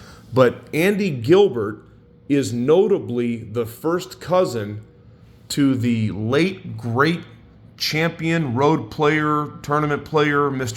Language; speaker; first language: English; native; English